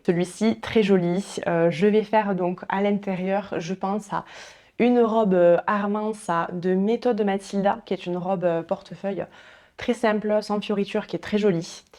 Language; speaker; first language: French; native; French